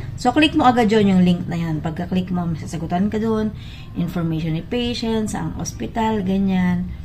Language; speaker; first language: Filipino; native; Filipino